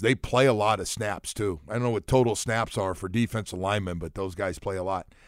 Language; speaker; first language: English; native; English